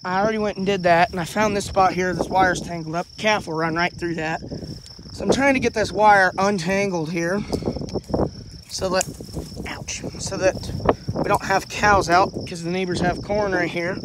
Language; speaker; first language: English; native; English